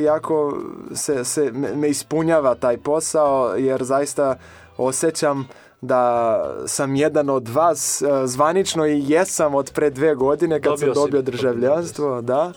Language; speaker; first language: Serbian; non-native, fluent; Portuguese